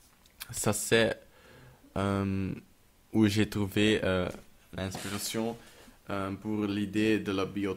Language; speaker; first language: French; non-native, local second language; Dutch